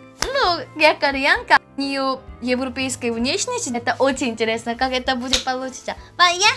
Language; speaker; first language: Russian; non-native, learner; Korean